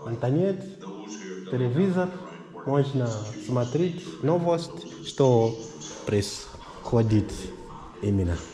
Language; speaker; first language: Russian; non-native, learner; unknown